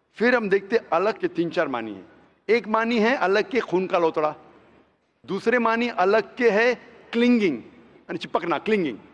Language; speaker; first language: Hindi; non-native, local second language; Konkani